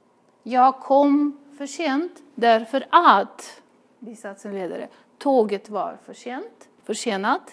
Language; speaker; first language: Swedish; non-native, fluent; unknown